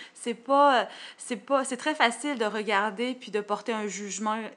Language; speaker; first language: French; native; French